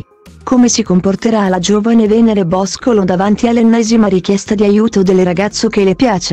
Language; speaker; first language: Italian; native; Italian